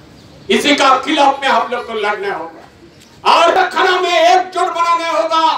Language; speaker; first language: Hindi; non-native, local second language; Bangla